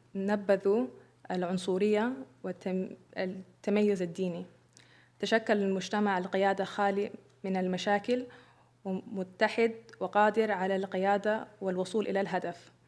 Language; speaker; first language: Arabic; early bilingual, other home language; English